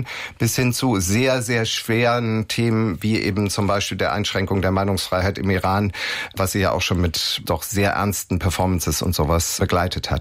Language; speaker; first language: German; native; German